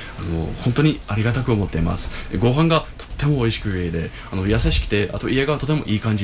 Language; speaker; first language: Japanese; non-native, fluent; English